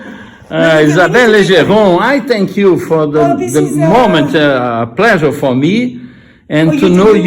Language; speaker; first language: English; non-native, learner; Portuguese